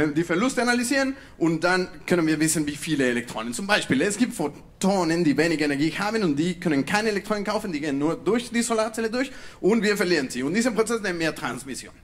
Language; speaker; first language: German; non-native, fluent; Spanish